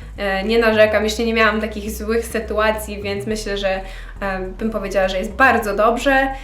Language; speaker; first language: Polish; early bilingual, heritage; Polish